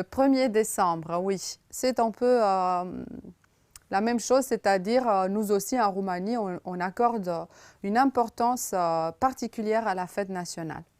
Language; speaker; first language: French; non-native, fluent; Romanian